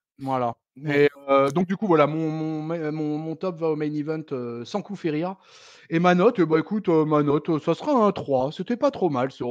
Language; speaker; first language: French; native; French